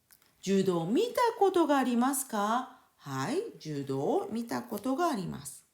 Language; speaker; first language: Japanese; non-native, fluent; French